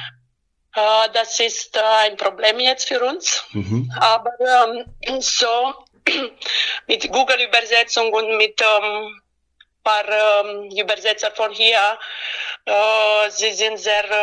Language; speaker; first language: German; non-native, learner; Romanian